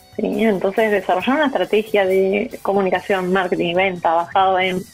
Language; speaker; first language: Spanish; native; Spanish